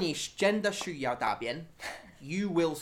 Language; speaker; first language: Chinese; non-native, learner; English